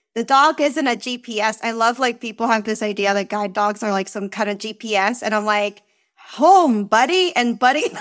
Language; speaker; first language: English; early bilingual, other home language; Spanish